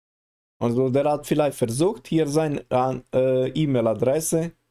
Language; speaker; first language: German; non-native, learner; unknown